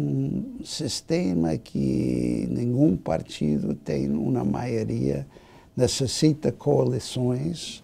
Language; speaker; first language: Portuguese; non-native, fluent; English